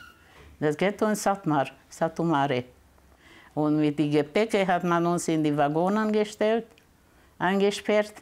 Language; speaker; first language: German; early bilingual, heritage; German